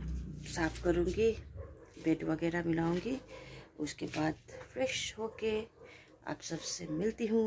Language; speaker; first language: Hindi; non-native, local second language; Nepali